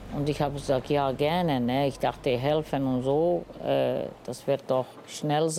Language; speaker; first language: German; non-native, learner; Romany